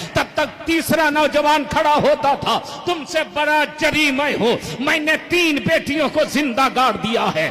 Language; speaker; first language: Urdu; native; Urdu